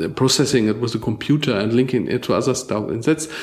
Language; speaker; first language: English; non-native, fluent; German